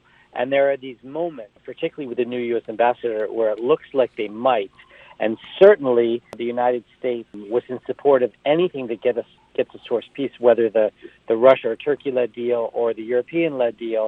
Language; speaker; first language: English; native; English